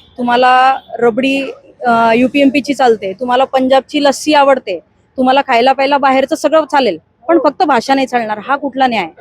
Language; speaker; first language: Marathi; non-native, local second language; Hindi